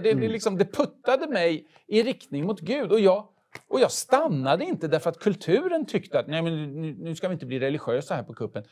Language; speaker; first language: Swedish; native; Swedish